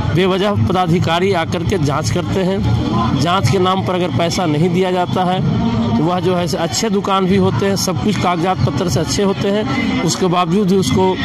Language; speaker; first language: Hindi; native; Hindi